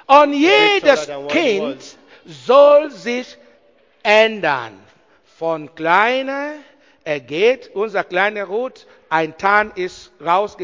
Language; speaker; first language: German; non-native, learner; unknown